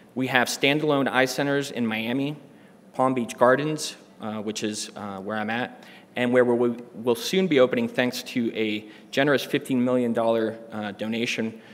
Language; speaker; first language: English; native; English